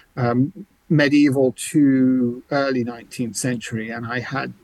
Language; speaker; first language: English; native; English